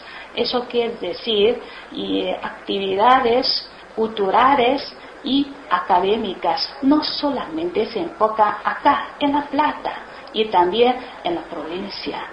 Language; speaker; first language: Spanish; non-native, learner; Chinese